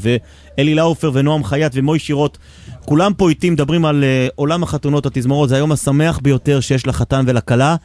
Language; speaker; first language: Hebrew; native; Hebrew